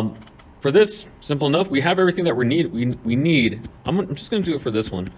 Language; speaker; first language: English; native; English